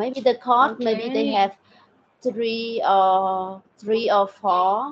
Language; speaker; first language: English; non-native, learner; Thai